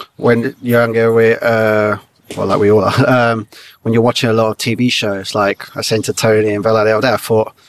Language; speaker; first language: English; native; English